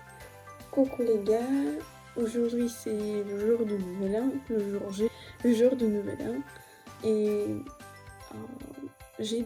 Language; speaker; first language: French; non-native, fluent; Russian